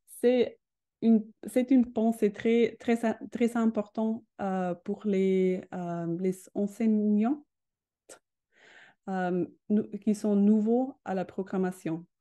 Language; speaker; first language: French; non-native, learner; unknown